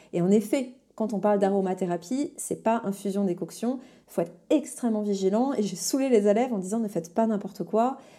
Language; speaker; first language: French; native; French